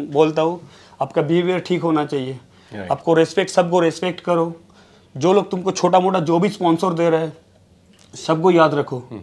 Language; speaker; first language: Hindi; non-native, local second language; Bangla